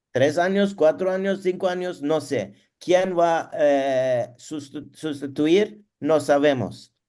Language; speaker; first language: Spanish; non-native, learner; Turkish